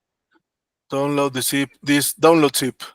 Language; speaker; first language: English; non-native, learner; Spanish